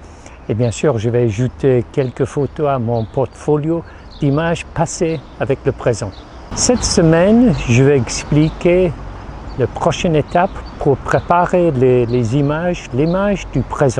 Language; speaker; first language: French; non-native, fluent; English